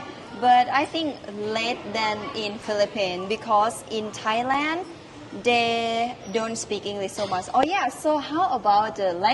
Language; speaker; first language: English; non-native, learner; Thai